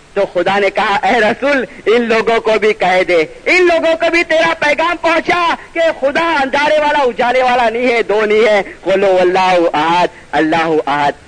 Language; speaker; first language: Urdu; non-native, local second language; Gujarati